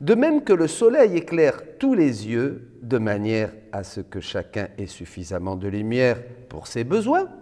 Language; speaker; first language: French; native; French